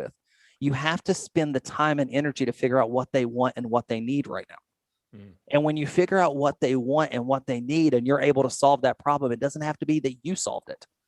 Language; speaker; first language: English; native; English